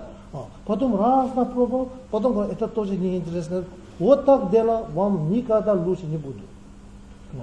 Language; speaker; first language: Russian; non-native, learner; Tibetan